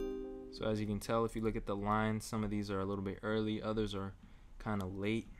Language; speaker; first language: English; native; English